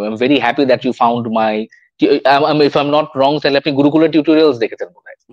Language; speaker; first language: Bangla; native; Bangla